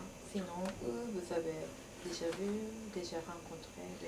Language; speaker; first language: French; non-native, fluent; Japanese